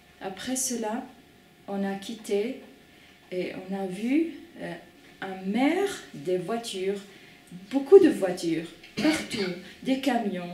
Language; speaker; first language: French; non-native, fluent; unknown